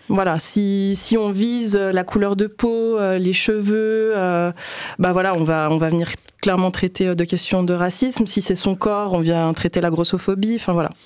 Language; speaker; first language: French; native; French